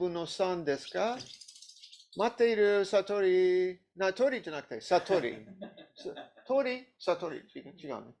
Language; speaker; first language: Japanese; non-native, learner; English